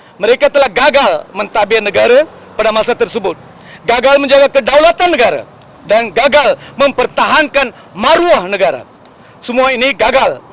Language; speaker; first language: Malay; non-native, local second language; Tamil